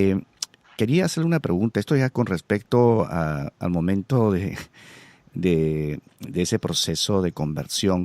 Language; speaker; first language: Spanish; native; Spanish